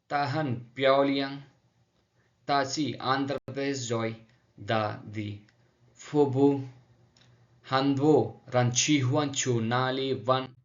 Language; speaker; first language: Chinese; non-native, learner; Telugu